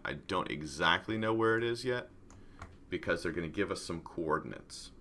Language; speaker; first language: English; native; English